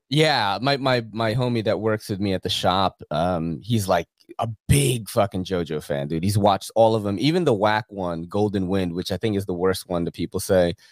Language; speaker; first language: English; early bilingual, other home language; Filipino